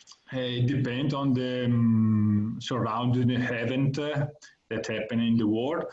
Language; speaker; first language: English; non-native, learner; Italian